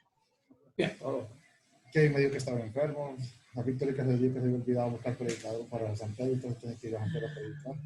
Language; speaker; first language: Spanish; native; Spanish